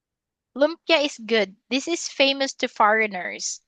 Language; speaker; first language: English; non-native, local second language; Filipino